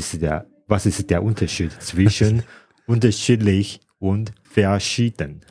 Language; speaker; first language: German; non-native, learner; Chinese